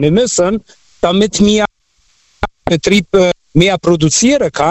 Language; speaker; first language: German; non-native, local second language; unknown